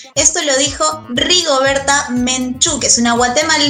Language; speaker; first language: Spanish; native; Spanish